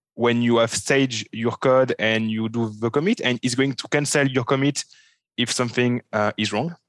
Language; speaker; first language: English; non-native, fluent; French